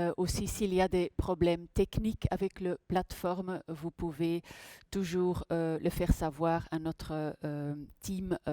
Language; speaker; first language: French; non-native, local second language; Dutch